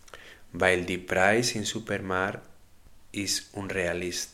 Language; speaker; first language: German; non-native, learner; Spanish